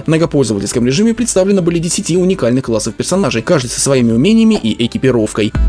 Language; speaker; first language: Russian; native; Russian